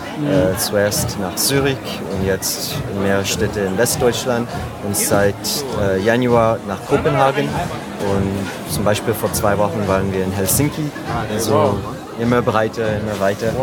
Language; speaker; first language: German; non-native, fluent; French